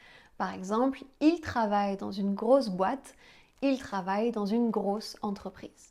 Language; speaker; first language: French; native; French